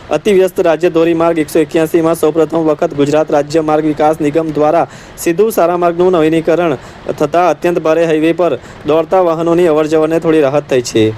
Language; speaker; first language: Gujarati; native; Gujarati